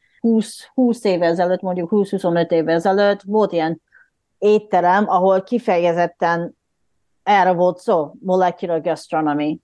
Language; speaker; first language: Hungarian; non-native, fluent; Japanese